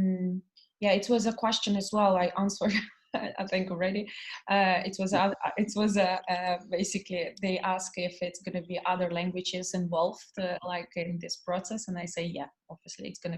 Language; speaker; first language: English; non-native, learner; Russian